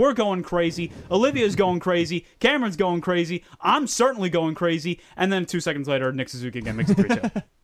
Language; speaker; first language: English; native; English